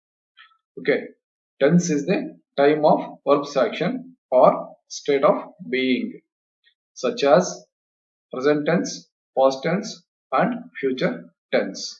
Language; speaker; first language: English; non-native, local second language; Kannada